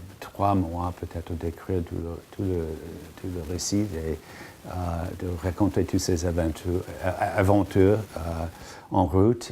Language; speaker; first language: French; non-native, fluent; English